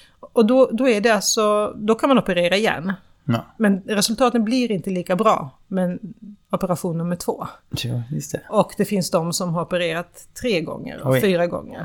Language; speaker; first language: Swedish; native; Swedish